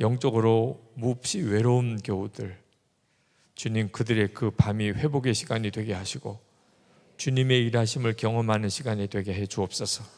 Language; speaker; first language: Korean; native; Korean